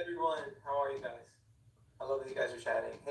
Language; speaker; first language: English; native; English